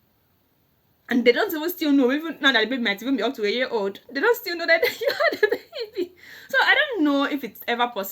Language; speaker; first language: English; non-native, local second language; Igbo